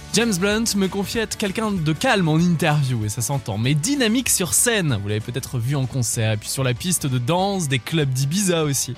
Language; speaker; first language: French; native; French